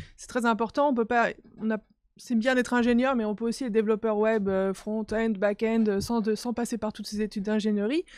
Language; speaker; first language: French; native; French